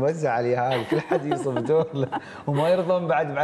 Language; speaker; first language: Arabic; native; Arabic